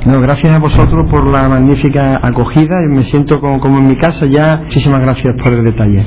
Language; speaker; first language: Spanish; native; Spanish